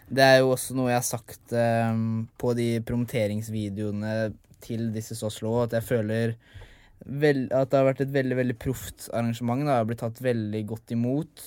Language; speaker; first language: Norwegian; native; Norwegian